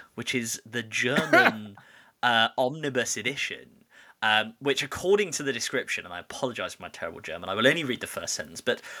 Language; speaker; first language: English; native; English